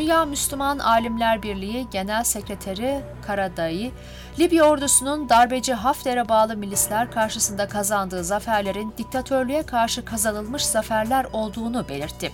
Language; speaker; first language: Turkish; native; Turkish